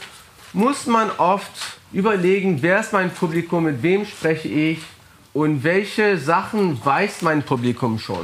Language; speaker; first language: German; non-native, fluent; English